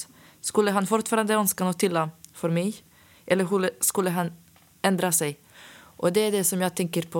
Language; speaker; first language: Swedish; non-native, fluent; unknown